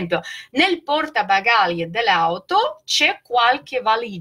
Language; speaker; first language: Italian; non-native, fluent; Russian